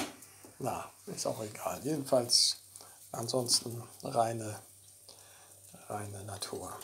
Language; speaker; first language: German; native; German